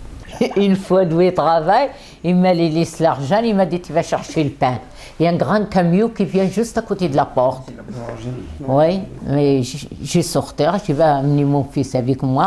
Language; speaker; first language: French; non-native, learner; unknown